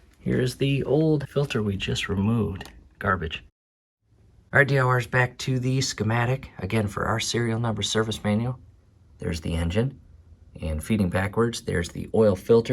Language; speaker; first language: English; native; English